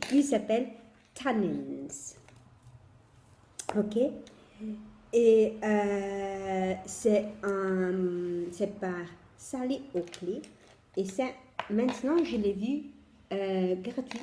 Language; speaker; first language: French; non-native, fluent; Italian